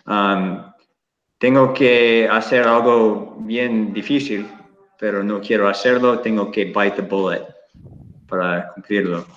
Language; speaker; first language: Spanish; non-native, learner; English